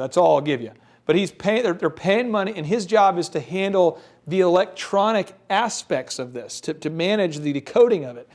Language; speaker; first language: English; native; English